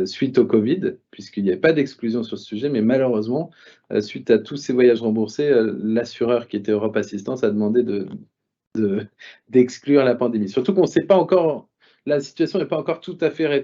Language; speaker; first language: French; native; French